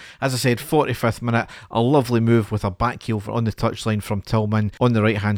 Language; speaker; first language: English; native; English